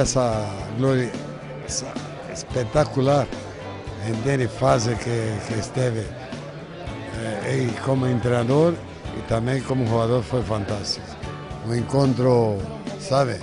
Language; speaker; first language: Spanish; non-native, fluent; Portuguese